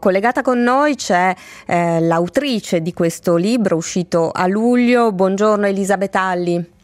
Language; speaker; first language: Italian; native; Italian